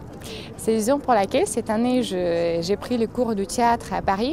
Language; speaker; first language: French; non-native, fluent; Russian